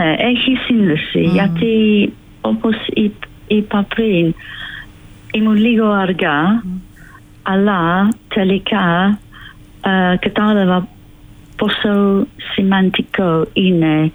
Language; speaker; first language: Greek; non-native, fluent; English